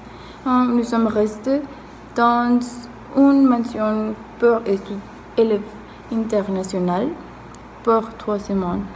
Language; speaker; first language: French; non-native, learner; Spanish